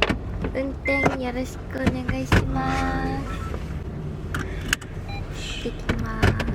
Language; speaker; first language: Japanese; native; Japanese